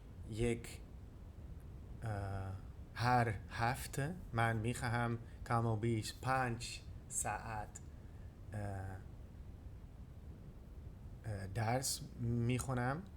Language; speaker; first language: Persian; non-native, learner; Dutch